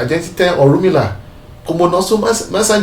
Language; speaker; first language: Portuguese; non-native, fluent; Yoruba